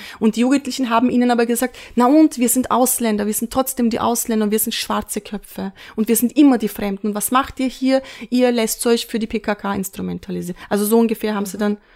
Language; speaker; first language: German; early bilingual, other home language; Turkish